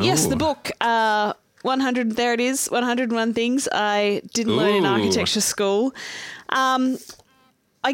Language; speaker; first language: English; native; English